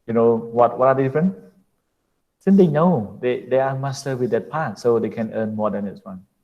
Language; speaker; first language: English; non-native, fluent; Khmer